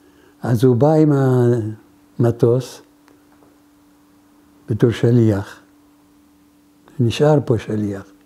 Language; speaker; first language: Hebrew; non-native, fluent; Arabic